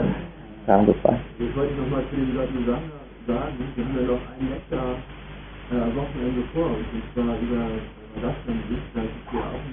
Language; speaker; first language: German; non-native, learner; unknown